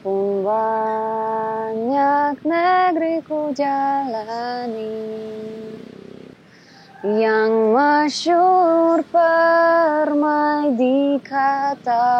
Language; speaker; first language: Indonesian; non-native, fluent; Polish